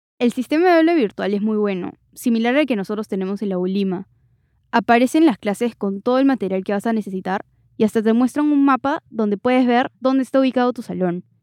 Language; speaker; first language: Spanish; native; Spanish